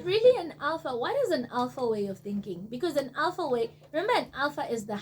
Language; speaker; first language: English; non-native, local second language; Zulu